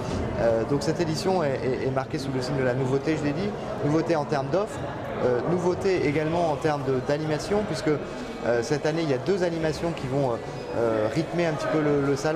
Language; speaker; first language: French; native; French